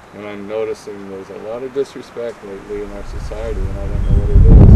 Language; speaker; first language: English; native; English